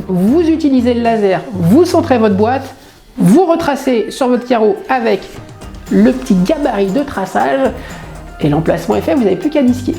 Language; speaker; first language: French; native; French